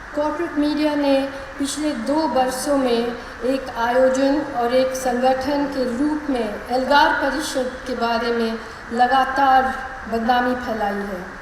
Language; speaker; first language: Hindi; non-native, local second language; Malayalam